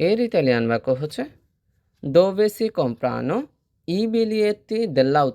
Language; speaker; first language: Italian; non-native, fluent; Bangla